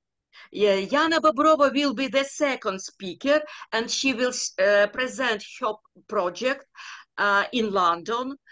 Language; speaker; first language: English; non-native, learner; Ukrainian